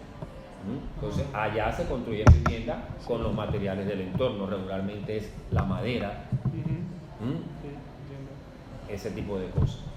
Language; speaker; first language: Spanish; native; Spanish